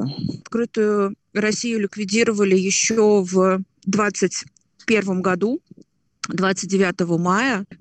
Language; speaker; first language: Russian; native; Russian